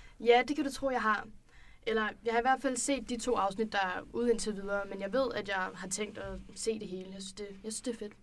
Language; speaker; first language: Danish; native; Danish